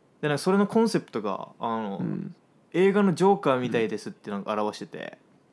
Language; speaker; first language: Japanese; native; Japanese